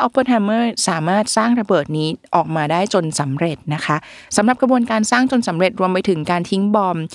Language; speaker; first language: Thai; native; Thai